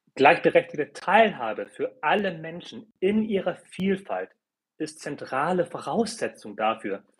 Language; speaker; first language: German; early bilingual, other home language; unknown